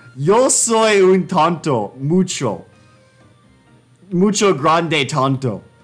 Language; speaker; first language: Spanish; non-native, learner; English